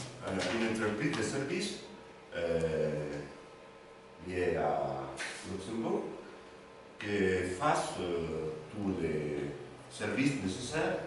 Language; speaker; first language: French; non-native, learner; Spanish